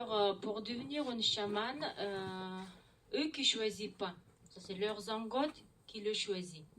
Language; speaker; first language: French; non-native, learner; Mongolian